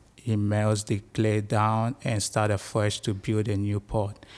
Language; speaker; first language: English; non-native, local second language; Igbo